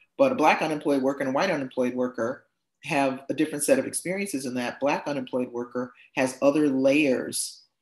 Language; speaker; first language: English; native; English